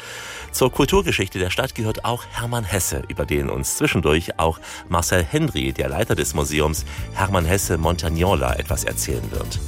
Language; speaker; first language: German; native; German